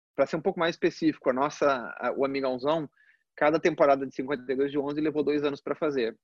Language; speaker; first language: Portuguese; early bilingual, other home language; Spanish